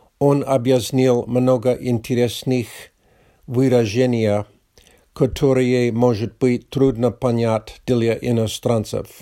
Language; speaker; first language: Russian; non-native, learner; English